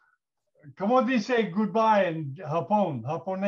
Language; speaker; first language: Spanish; non-native, learner; English